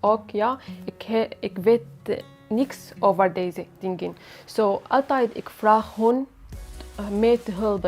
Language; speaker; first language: Dutch; non-native, learner; Arabic